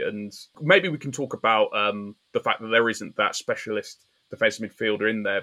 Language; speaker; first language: English; native; English